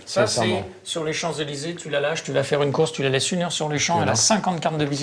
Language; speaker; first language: French; native; French